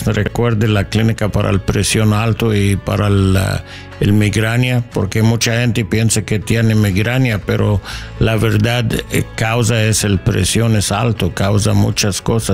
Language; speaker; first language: Spanish; non-native, learner; English